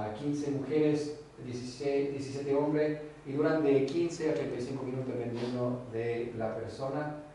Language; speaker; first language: Spanish; non-native, fluent; English